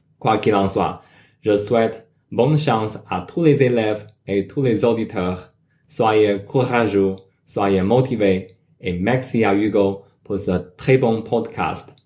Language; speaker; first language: French; non-native, learner; Chinese